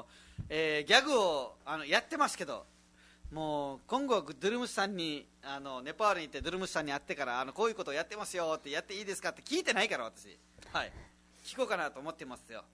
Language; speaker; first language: Japanese; non-native, fluent; Nepali